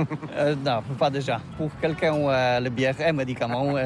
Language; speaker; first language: French; non-native, learner; Polish